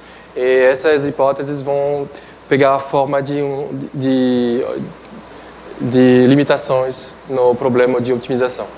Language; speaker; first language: Portuguese; non-native, fluent; French